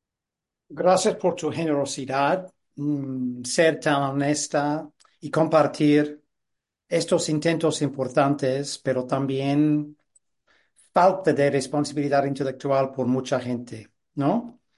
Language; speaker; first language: Spanish; non-native, fluent; English